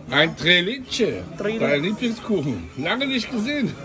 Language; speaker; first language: German; native; German